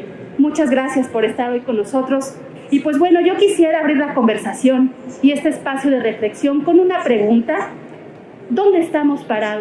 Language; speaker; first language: Spanish; native; Spanish